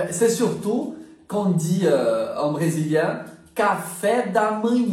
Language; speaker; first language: French; non-native, fluent; Portuguese